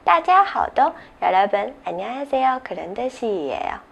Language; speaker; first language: Korean; non-native, fluent; Chinese